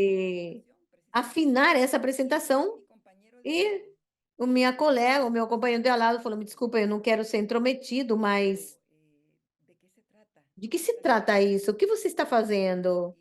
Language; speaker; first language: Portuguese; non-native, fluent; Spanish